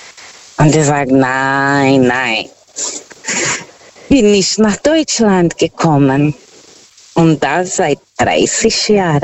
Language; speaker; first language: German; non-native, fluent; Portuguese